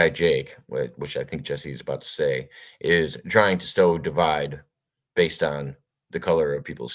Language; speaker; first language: English; native; English